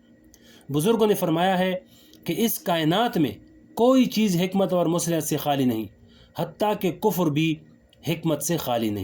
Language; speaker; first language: Urdu; native; Urdu